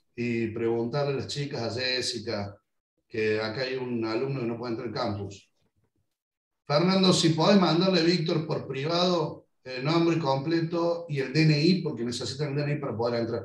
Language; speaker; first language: Spanish; native; Spanish